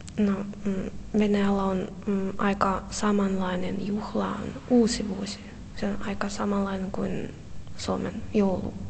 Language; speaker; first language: Finnish; non-native, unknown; Russian